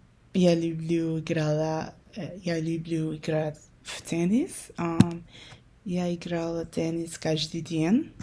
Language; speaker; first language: Russian; non-native, learner; Min Nan Chinese